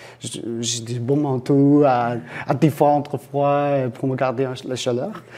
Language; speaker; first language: French; non-native, fluent; Chinese